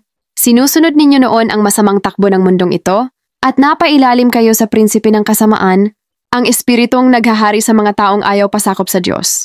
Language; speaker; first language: Filipino; native; Filipino